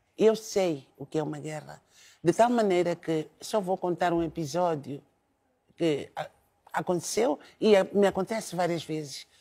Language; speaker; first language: Portuguese; non-native, local second language; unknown